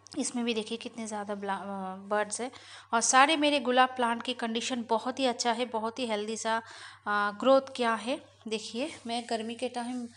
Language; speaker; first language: Hindi; non-native, local second language; Bangla